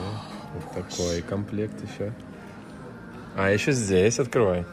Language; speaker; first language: Russian; native; Russian